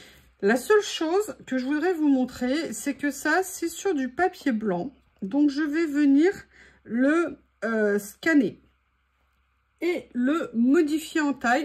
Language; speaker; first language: French; native; French